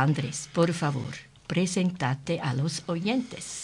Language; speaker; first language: Spanish; non-native, learner; German